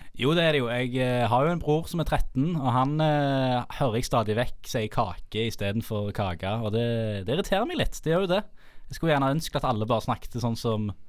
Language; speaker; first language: Norwegian; native; Norwegian